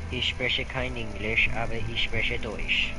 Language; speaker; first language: German; non-native, learner; English